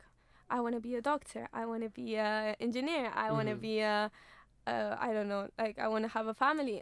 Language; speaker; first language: English; non-native, fluent; Spanish